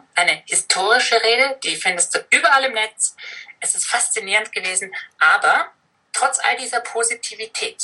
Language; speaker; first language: German; native; German